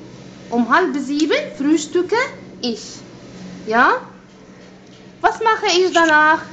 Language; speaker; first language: German; non-native, fluent; Arabic